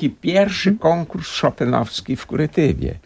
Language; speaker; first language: Polish; early bilingual, heritage; Portuguese